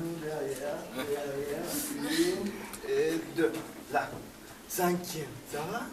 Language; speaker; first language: French; non-native, learner; Spanish